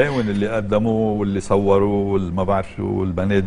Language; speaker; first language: Arabic; native; Arabic